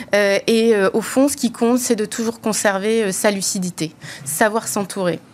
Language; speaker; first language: French; native; French